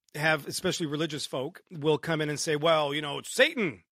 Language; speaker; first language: English; early bilingual, other home language; Romanian